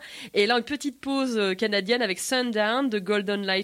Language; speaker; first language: French; native; French